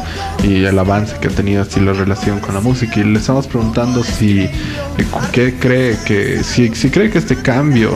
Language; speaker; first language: Spanish; native; Spanish